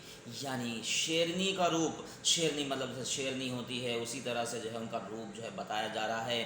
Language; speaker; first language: Hindi; native; Hindi